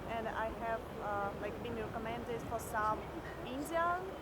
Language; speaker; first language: English; non-native, fluent; Russian